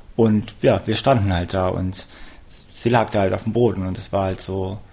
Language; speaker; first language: German; native; German